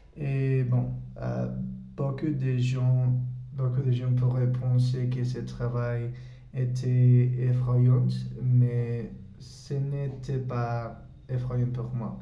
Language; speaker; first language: French; non-native, learner; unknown